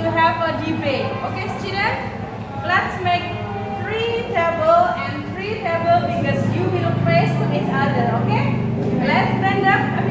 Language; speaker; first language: English; non-native, fluent; Indonesian